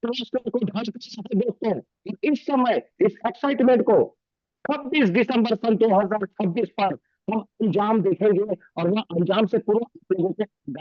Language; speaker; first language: Hindi; native; Hindi